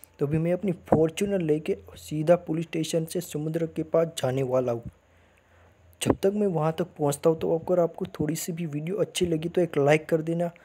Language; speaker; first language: Hindi; non-native, local second language; Gujarati